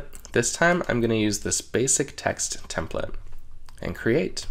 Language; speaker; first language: English; native; English